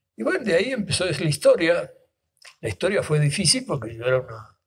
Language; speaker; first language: Spanish; native; Spanish